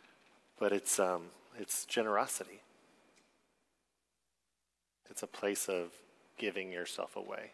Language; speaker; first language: English; native; English